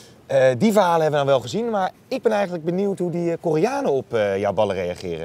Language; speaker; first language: Dutch; native; Dutch